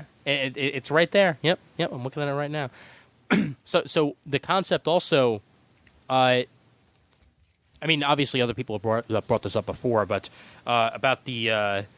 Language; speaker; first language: English; native; English